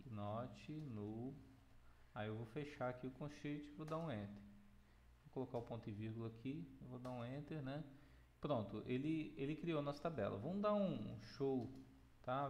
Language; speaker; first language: Portuguese; native; Portuguese